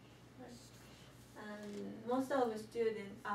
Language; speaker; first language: English; non-native, learner; Japanese